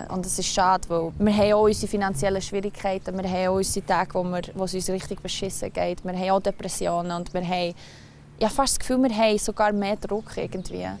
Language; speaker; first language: German; early bilingual, other home language; Albanian